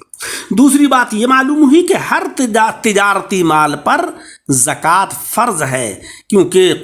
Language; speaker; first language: Urdu; native; Urdu